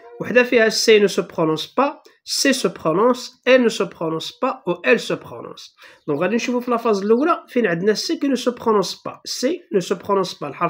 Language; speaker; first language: French; non-native, local second language; Arabic